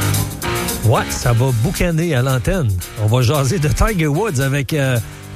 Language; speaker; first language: French; native; French